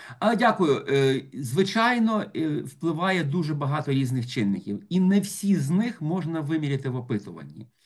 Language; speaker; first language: Ukrainian; native; Ukrainian